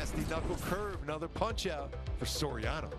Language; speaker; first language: English; native; English